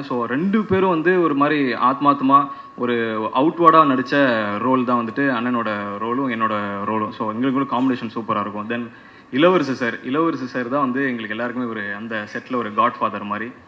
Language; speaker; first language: Tamil; native; Tamil